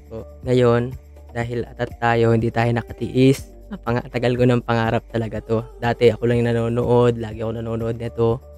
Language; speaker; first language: Filipino; native; Filipino